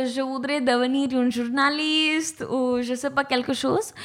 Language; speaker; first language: French; non-native, learner; Hindi